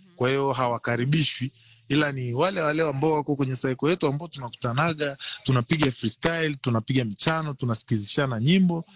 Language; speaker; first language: Swahili; native; Swahili